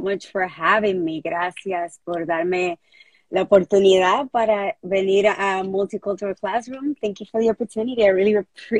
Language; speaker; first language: English; early bilingual, other home language; Spanish